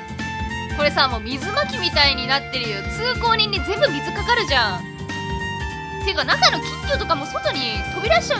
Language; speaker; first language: Japanese; native; Japanese